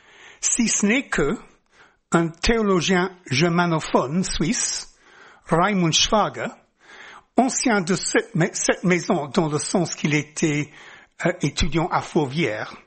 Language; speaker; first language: French; non-native, fluent; English